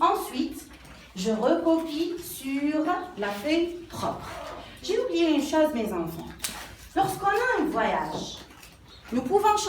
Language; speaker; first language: French; non-native, local second language; Arabic